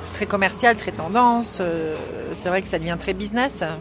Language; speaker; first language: French; native; French